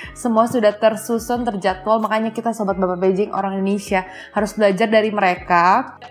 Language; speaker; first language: Indonesian; native; Indonesian